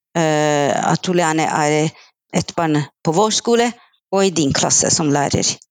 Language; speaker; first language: Norwegian; non-native, fluent; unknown